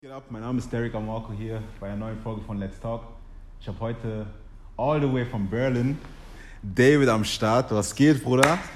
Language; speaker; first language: German; early bilingual, other home language; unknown